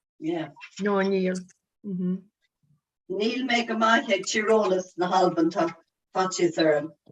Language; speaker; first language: Irish; non-native, local second language; English